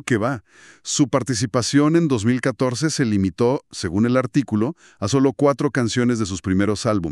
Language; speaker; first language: Spanish; native; Spanish